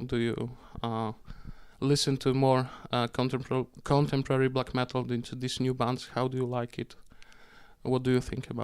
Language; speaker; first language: English; non-native, fluent; Polish